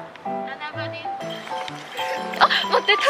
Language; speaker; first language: Japanese; native; Japanese